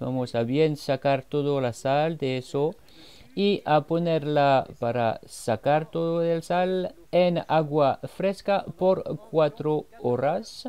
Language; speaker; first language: Spanish; non-native, fluent; French